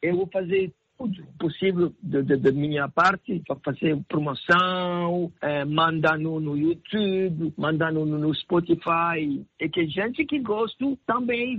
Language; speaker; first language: Portuguese; non-native, learner; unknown